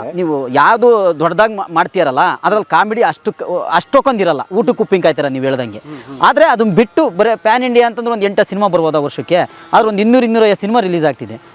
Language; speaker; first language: Kannada; native; Kannada